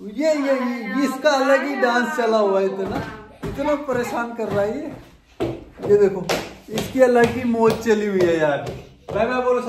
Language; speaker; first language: Hindi; native; Hindi